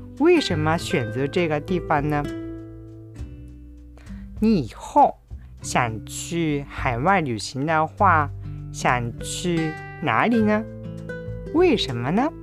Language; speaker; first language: Chinese; non-native, fluent; Japanese